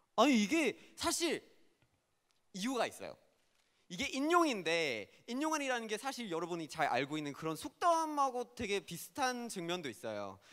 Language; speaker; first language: Korean; non-native, fluent; English